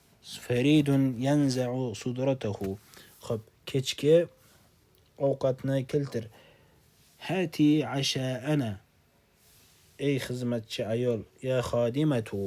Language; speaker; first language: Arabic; non-native, fluent; Uzbek